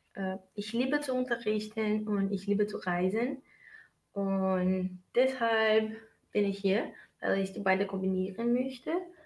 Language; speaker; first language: German; non-native, fluent; Portuguese